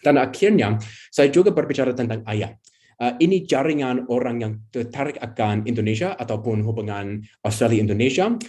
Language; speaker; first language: Indonesian; non-native, fluent; English